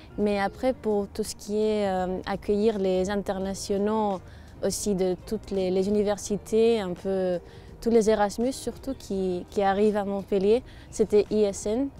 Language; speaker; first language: French; non-native, fluent; Spanish